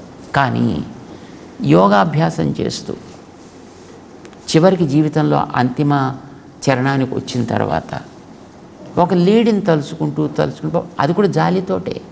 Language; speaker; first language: Telugu; native; Telugu